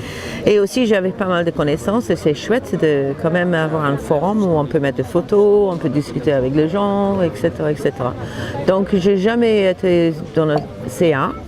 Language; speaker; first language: French; non-native, fluent; English